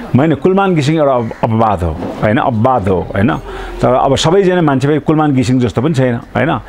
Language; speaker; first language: Nepali; non-native, local second language; Sherpa